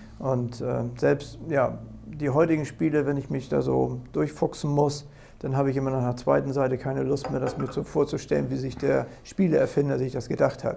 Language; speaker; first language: German; native; German